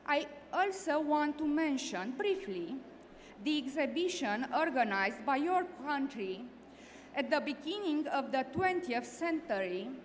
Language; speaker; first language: English; non-native, learner; Romanian